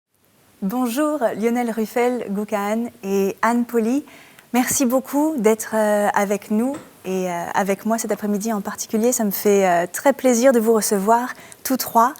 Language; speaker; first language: French; native; French